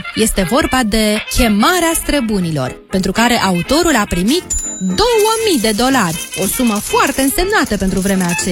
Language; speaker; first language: Romanian; native; Romanian